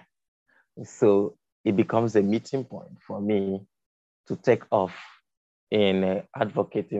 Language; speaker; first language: English; non-native, local second language; Igbo